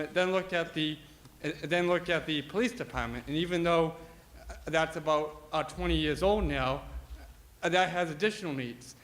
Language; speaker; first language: English; native; English